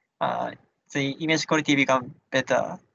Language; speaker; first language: English; non-native, learner; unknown